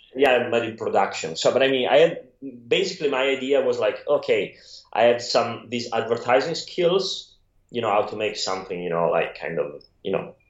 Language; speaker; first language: English; non-native, fluent; Italian